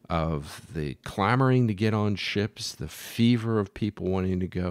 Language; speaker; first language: English; native; English